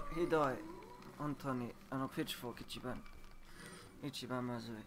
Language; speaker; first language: Japanese; non-native, learner; English